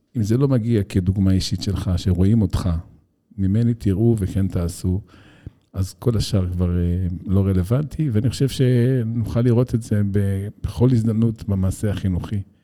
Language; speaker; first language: Hebrew; native; Hebrew